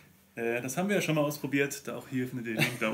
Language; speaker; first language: German; native; German